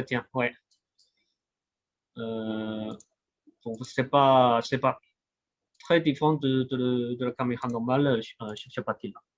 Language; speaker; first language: French; non-native, fluent; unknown